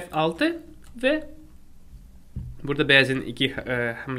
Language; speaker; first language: Turkish; non-native, fluent; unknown